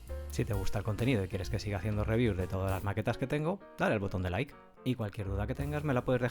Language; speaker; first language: Spanish; native; Spanish